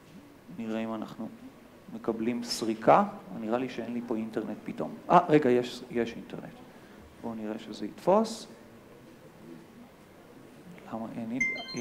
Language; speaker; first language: Hebrew; native; Hebrew